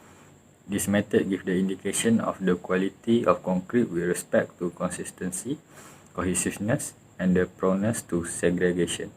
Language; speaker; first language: English; non-native, learner; Malay